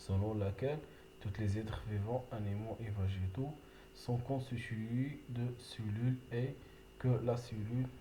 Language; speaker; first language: French; non-native, local second language; Arabic